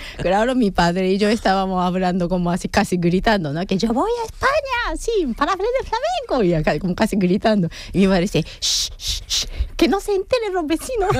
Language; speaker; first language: Spanish; non-native, fluent; Japanese